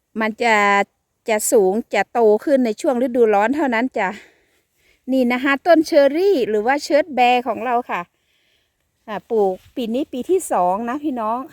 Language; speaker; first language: Thai; native; Thai